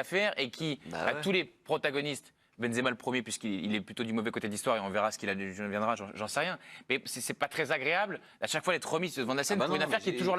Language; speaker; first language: French; native; French